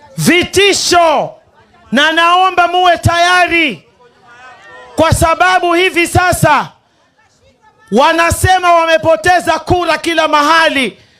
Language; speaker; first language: Swahili; non-native, local second language; Giryama